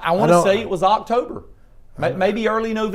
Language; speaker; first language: English; native; English